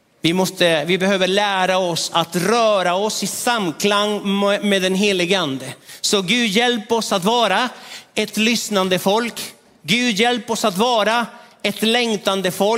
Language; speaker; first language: Swedish; non-native, fluent; Spanish